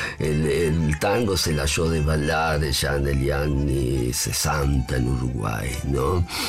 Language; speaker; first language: Italian; non-native, fluent; Spanish